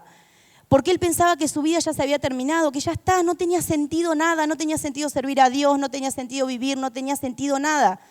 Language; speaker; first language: Spanish; native; Spanish